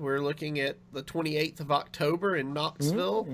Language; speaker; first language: English; native; English